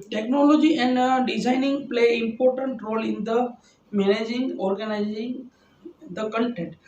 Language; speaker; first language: English; non-native, local second language; Gujarati